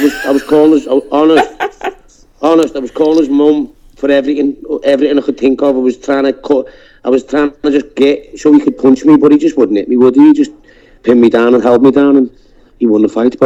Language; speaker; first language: English; native; English